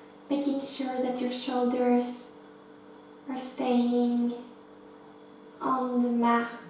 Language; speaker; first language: English; non-native, fluent; Norwegian